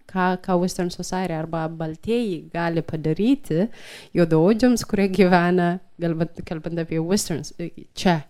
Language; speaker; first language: Lithuanian; non-native, fluent; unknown